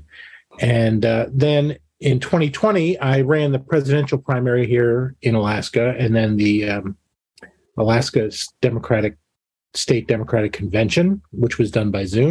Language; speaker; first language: English; native; English